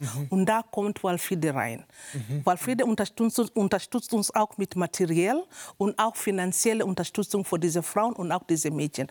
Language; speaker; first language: German; non-native, learner; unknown